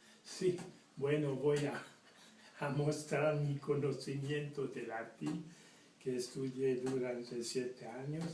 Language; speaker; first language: Spanish; non-native, fluent; French